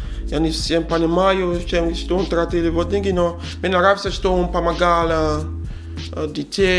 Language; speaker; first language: Russian; non-native, learner; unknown